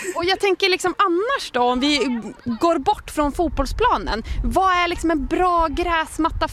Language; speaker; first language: Swedish; native; Swedish